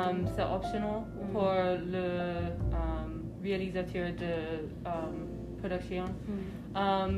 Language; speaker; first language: French; non-native, learner; English